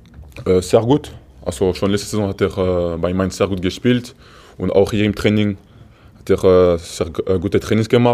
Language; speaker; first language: German; non-native, fluent; Portuguese